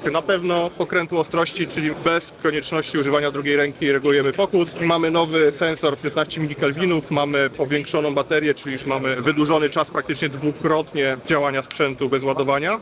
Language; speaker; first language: Polish; native; Polish